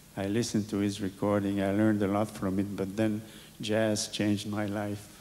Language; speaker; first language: English; non-native, fluent; French